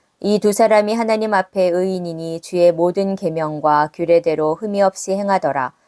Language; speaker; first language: Korean; native; Korean